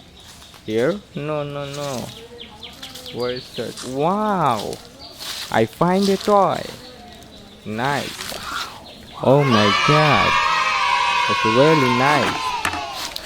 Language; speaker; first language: English; non-native, learner; Indonesian